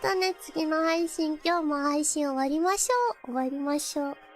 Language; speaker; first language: Japanese; non-native, learner; English